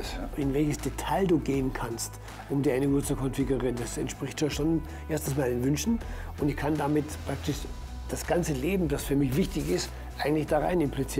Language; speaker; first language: German; native; German